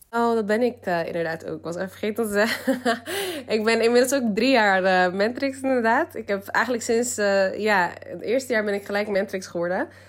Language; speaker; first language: Dutch; early bilingual, other home language; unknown